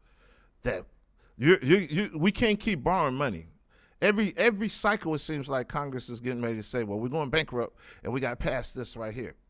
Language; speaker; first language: English; native; English